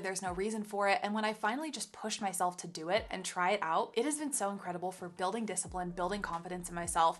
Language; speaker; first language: English; native; English